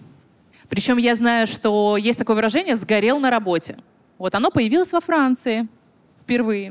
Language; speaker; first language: Russian; native; Russian